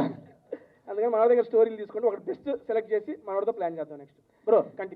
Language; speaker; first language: Telugu; native; Telugu